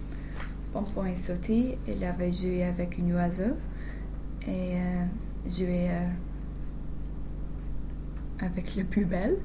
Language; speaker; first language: French; non-native, learner; English